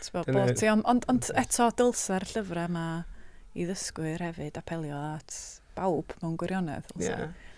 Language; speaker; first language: Welsh; native; Welsh